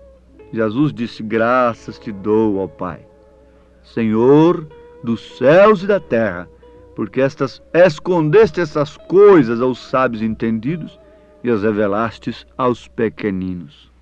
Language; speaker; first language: Portuguese; native; Portuguese